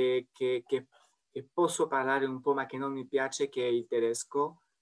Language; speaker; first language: Italian; non-native, fluent; French